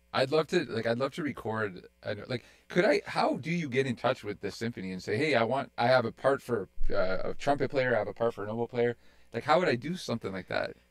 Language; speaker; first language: English; native; English